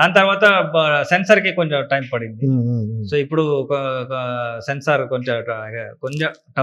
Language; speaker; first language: Telugu; non-native, learner; Kannada